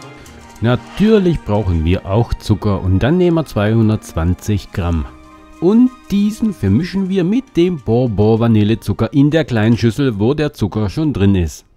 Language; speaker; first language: German; native; German